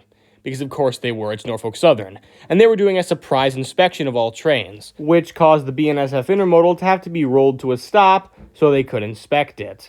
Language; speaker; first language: English; native; English